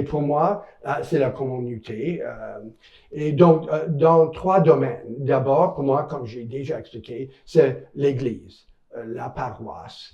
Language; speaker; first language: French; non-native, local second language; English